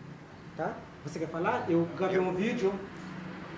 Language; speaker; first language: Portuguese; non-native, learner; Haitian Creole